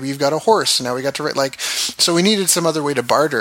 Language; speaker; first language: English; native; English